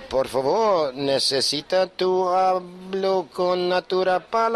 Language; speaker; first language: Spanish; non-native, learner; German